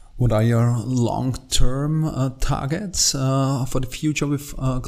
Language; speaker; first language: English; non-native, fluent; German